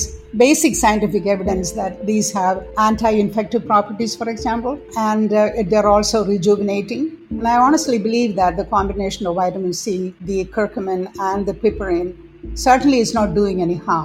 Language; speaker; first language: English; non-native, local second language; Malayalam